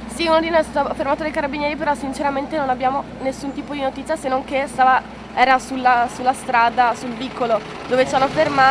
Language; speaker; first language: Italian; native; Italian